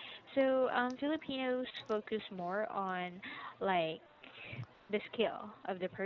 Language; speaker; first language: English; non-native, local second language; Filipino